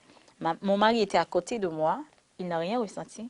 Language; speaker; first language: French; non-native, local second language; Haitian Creole